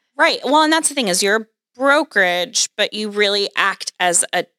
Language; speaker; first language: English; native; English